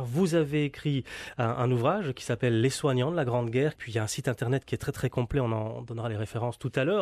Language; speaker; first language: French; native; French